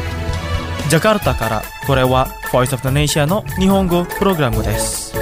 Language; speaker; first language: Japanese; non-native, fluent; Indonesian